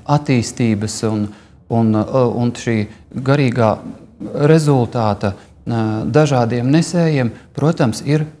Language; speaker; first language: Latvian; native; Latvian